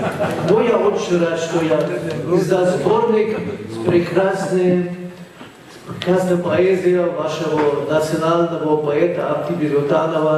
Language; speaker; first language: Russian; non-native, fluent; German